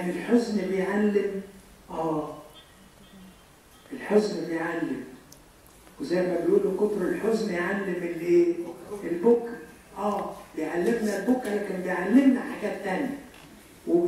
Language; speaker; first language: Arabic; native; Arabic